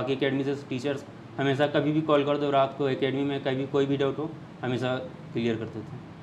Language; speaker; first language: Hindi; native; Hindi